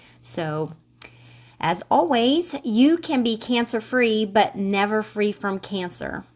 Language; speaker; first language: English; native; English